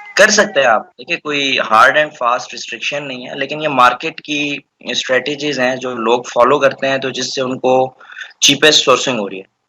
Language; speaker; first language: Urdu; native; Urdu